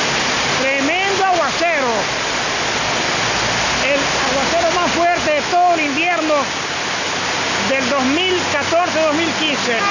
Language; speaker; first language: Spanish; native; Spanish